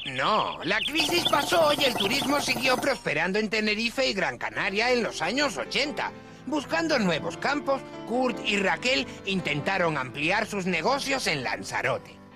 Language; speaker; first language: Spanish; native; Spanish